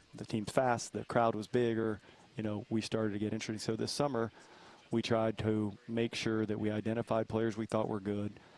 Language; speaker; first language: English; native; English